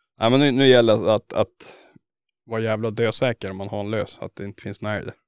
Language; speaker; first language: Swedish; native; Swedish